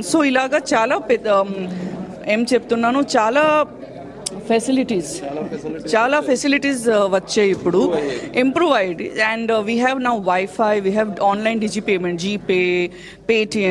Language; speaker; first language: Telugu; non-native, learner; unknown